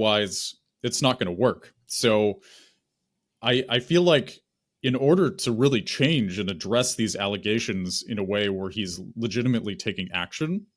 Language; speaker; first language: English; native; English